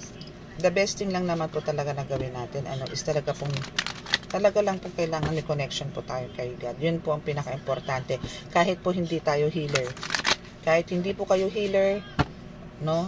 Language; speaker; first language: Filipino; native; Filipino